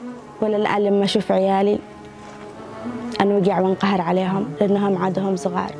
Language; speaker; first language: Arabic; native; Arabic